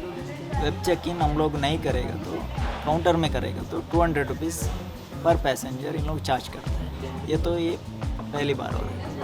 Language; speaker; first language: Hindi; non-native, local second language; Tulu